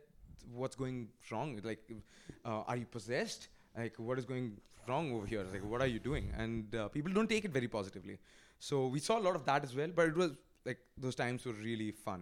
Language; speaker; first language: English; non-native, local second language; Odia